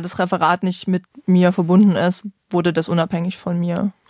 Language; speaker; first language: German; native; German